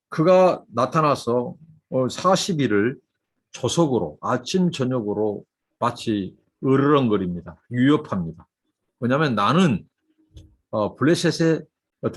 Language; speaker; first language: Korean; native; Korean